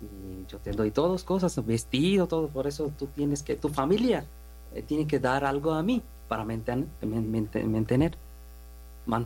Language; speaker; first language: Spanish; non-native, learner; Bangla